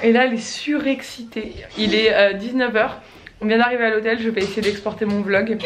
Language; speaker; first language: French; native; French